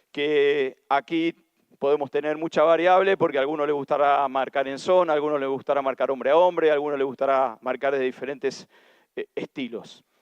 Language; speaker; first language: Spanish; native; Spanish